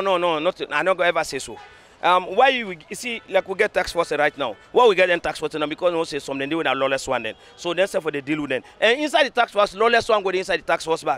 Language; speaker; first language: English; non-native, local second language; Krio